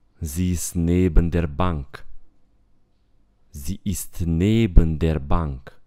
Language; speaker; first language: German; non-native, fluent; Romanian